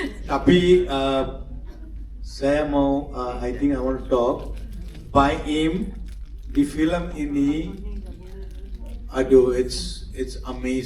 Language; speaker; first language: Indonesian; non-native, fluent; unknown